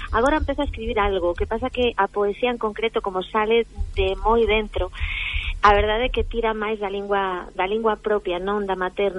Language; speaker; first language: Galician; non-native, local second language; Spanish